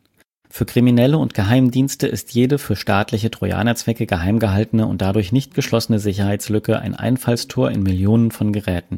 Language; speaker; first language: German; native; German